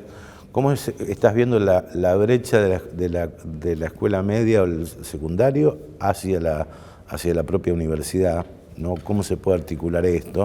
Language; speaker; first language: Spanish; native; Spanish